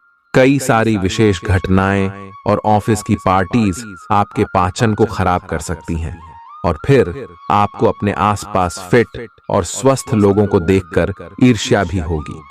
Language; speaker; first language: Hindi; native; Hindi